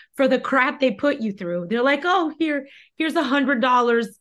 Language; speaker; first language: English; early bilingual, other home language; Spanish